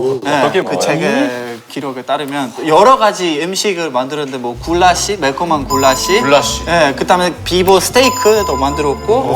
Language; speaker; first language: Korean; non-native, fluent; Polish